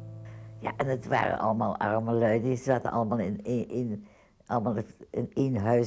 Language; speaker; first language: Dutch; native; Dutch